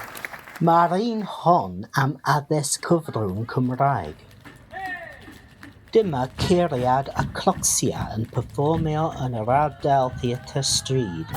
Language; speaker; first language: Welsh; non-native, learner; English